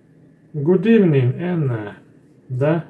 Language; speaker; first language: English; non-native, learner; Russian